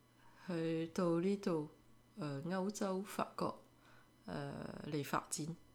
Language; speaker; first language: Cantonese; early bilingual, heritage; French